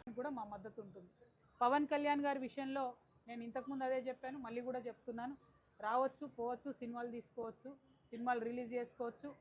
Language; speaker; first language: Telugu; native; Telugu